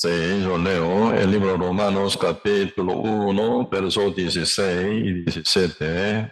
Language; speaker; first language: Spanish; non-native, learner; Korean